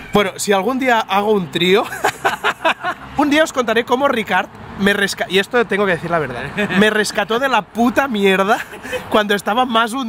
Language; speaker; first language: Spanish; native; Spanish